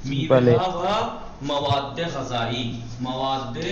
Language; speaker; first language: Persian; non-native, fluent; Urdu